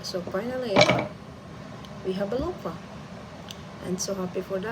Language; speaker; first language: English; non-native, local second language; Filipino